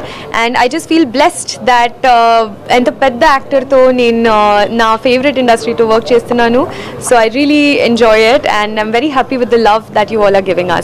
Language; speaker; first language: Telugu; non-native, learner; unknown